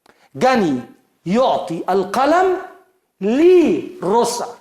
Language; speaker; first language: Arabic; non-native, fluent; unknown